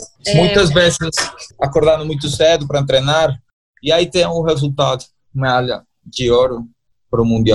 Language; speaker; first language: Portuguese; non-native, learner; Spanish